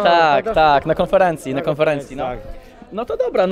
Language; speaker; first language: Polish; native; Polish